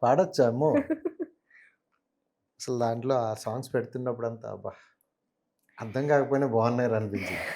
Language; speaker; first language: Telugu; native; Telugu